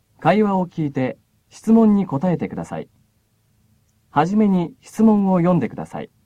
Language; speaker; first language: Japanese; native; Japanese